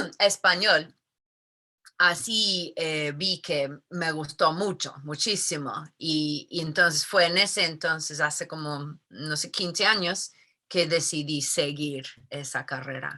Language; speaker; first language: Spanish; non-native, fluent; English